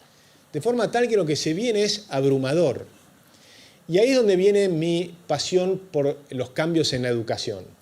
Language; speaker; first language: Spanish; native; Spanish